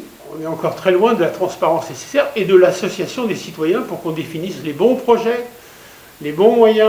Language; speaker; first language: French; native; French